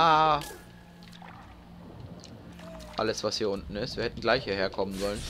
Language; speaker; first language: German; native; German